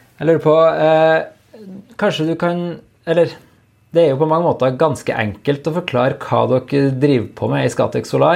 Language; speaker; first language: Norwegian; native; Norwegian